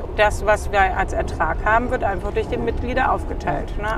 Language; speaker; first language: German; native; German